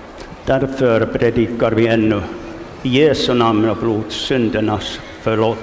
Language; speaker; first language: Swedish; non-native, local second language; Finnish